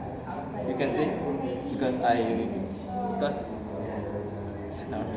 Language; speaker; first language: English; non-native, learner; Indonesian